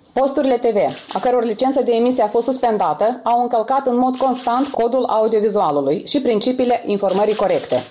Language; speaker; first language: Romanian; native; Romanian